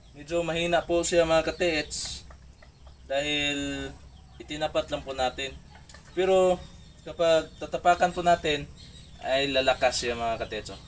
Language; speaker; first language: Filipino; non-native, local second language; Cebuano